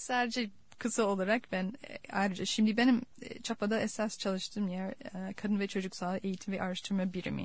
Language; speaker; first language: Turkish; non-native, fluent; English